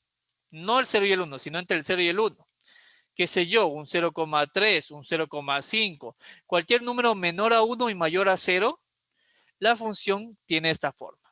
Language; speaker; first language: Spanish; native; Spanish